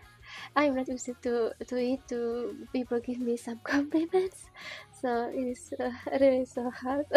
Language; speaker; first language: English; non-native, learner; Czech